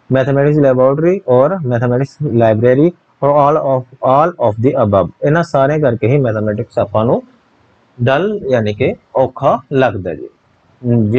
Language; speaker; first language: Hindi; non-native, local second language; Punjabi